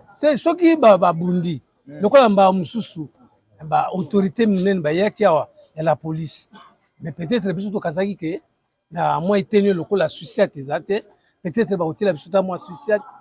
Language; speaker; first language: Lingala; native; Lingala